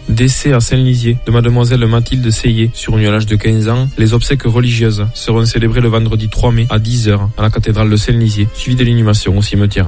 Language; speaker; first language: French; native; French